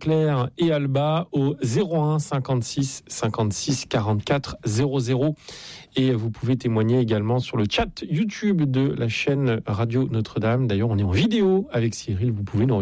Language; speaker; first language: French; native; French